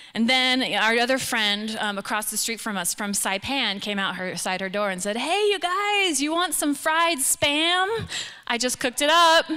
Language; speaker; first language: English; native; English